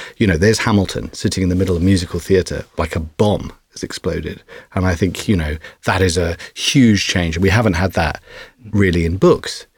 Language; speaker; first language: English; non-native, fluent; Dutch